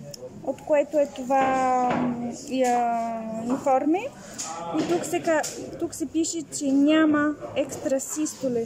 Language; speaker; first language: Bulgarian; native; Bulgarian